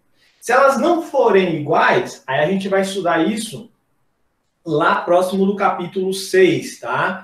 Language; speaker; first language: Portuguese; native; Portuguese